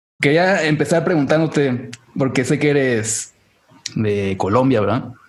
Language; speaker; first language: Spanish; native; Spanish